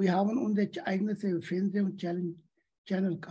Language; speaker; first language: German; non-native, learner; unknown